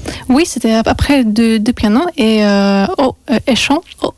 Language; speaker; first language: French; non-native, learner; Russian